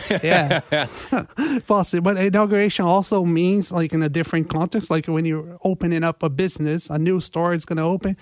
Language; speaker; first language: English; non-native, fluent; Portuguese